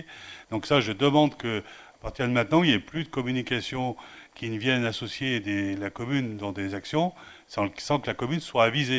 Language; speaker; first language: French; native; French